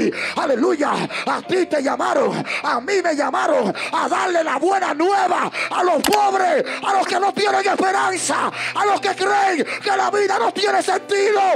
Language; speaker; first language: Spanish; native; Spanish